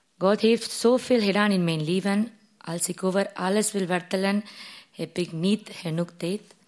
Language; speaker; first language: Dutch; non-native, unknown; Tamil